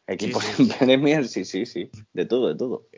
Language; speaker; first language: Spanish; native; Spanish